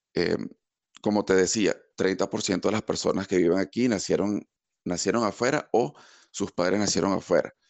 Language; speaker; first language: Spanish; native; Spanish